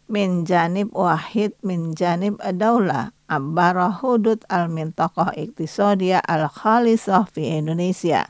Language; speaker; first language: Arabic; non-native, fluent; Indonesian